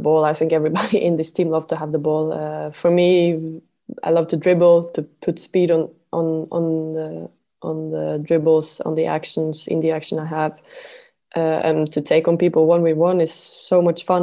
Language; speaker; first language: English; non-native, fluent; Norwegian